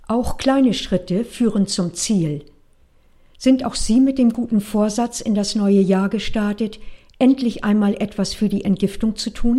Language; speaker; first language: German; native; German